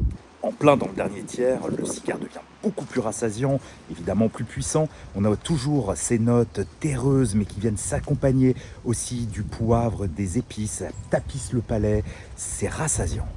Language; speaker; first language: French; native; French